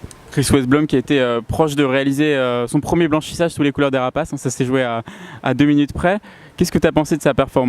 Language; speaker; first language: French; native; French